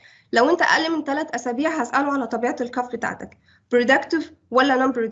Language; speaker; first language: Arabic; native; Arabic